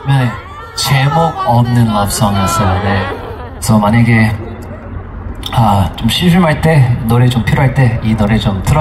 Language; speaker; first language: Korean; non-native, fluent; English